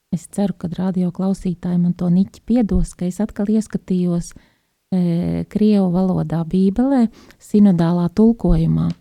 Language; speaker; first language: Latvian; native; Latvian